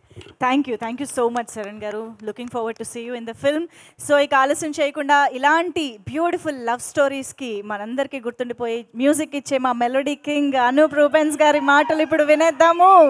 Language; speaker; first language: Telugu; native; Telugu